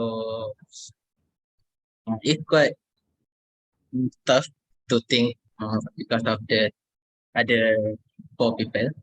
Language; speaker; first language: English; non-native, learner; Malay